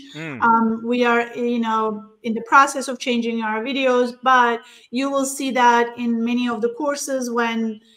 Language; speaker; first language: English; non-native, fluent; Turkish